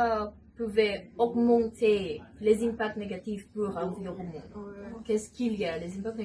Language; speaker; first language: French; non-native, learner; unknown